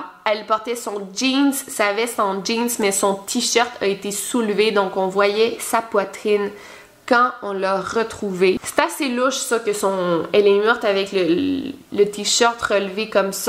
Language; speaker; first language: French; native; French